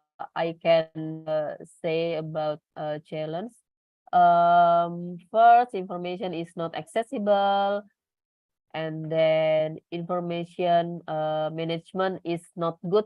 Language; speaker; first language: English; non-native, learner; Indonesian